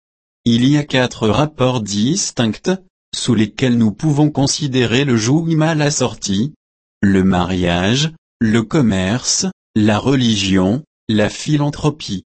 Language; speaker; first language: French; native; French